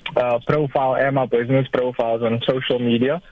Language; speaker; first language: English; native; English